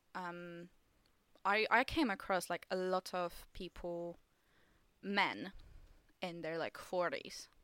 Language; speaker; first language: English; non-native, fluent; Polish